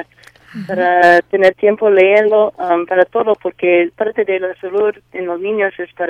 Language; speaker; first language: Spanish; non-native, learner; English